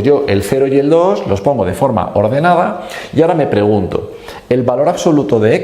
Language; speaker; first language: Spanish; native; Spanish